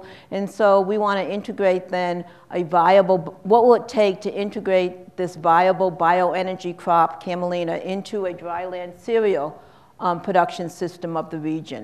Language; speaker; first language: English; native; English